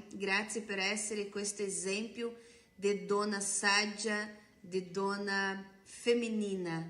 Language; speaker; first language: Italian; non-native, fluent; Portuguese